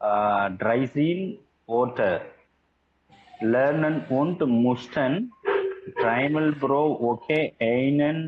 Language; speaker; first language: German; non-native, learner; Tamil